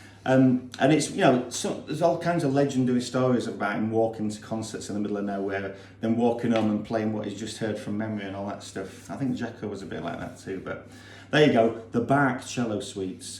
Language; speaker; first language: English; native; English